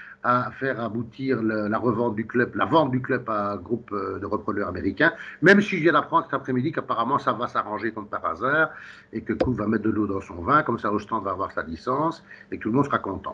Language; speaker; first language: French; native; French